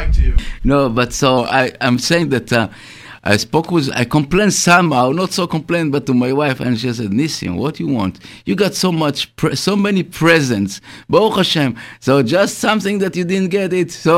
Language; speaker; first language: English; non-native, fluent; Hebrew